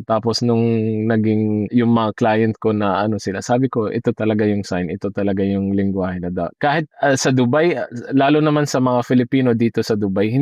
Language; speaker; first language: Filipino; non-native, fluent; Arabic